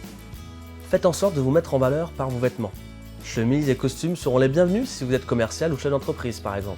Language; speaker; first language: French; native; French